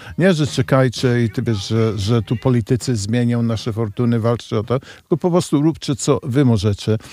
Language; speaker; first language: Polish; non-native, fluent; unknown